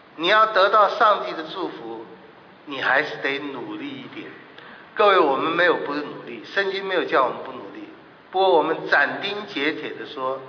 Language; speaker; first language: Chinese; native; Chinese